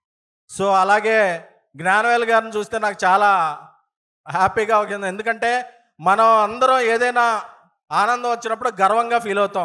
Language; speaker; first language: Telugu; native; Telugu